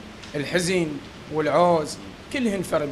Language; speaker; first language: Arabic; native; Arabic